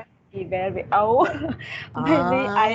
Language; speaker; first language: English; non-native, learner; Vietnamese